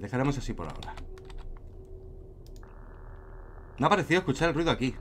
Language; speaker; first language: Spanish; native; Spanish